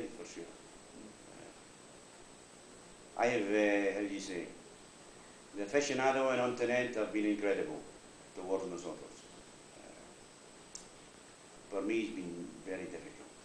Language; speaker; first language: English; non-native, learner; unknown